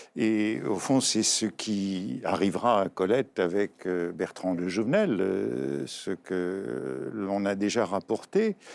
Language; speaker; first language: French; native; French